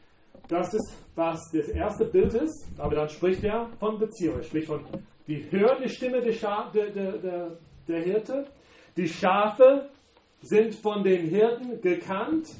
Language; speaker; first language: German; non-native, fluent; English